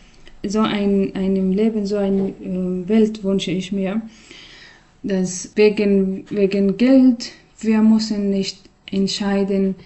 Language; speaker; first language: German; non-native, learner; Persian